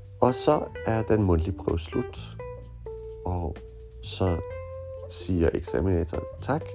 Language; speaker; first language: Danish; non-native, fluent; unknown